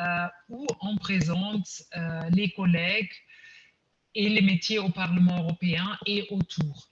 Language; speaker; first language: French; non-native, fluent; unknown